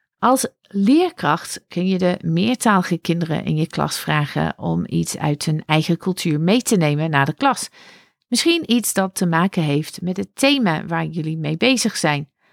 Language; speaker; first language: Dutch; non-native, fluent; English